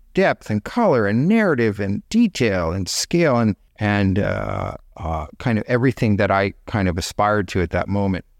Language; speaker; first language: English; native; English